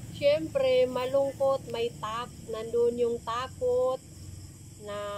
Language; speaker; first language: Filipino; non-native, local second language; Maguindanaon